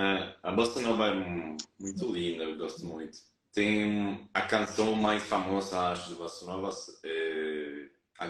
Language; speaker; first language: Portuguese; non-native, fluent; Spanish